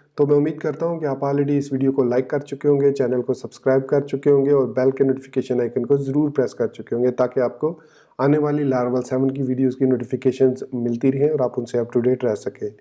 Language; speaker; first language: Urdu; native; Urdu